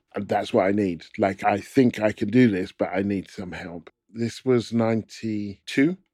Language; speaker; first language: English; native; English